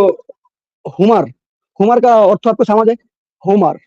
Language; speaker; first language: Hindi; non-native, local second language; Bangla